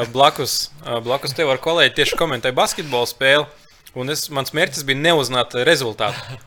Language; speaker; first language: Latvian; early bilingual, other home language; Lithuanian